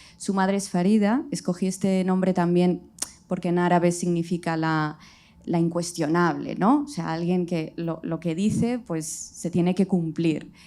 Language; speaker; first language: Spanish; early bilingual, other home language; Riffian